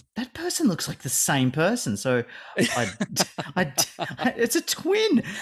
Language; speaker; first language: English; native; English